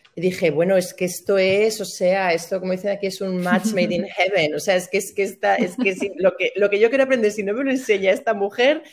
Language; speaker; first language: Spanish; native; Spanish